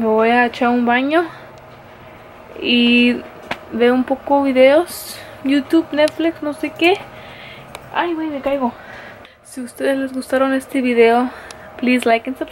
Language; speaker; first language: Spanish; early bilingual, other home language; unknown